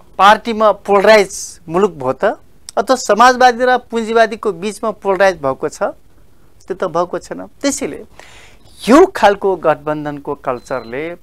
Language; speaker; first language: Nepali; non-native, local second language; Dangaura Tharu